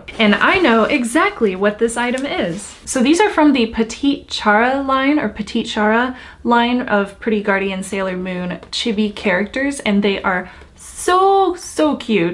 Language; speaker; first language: English; native; English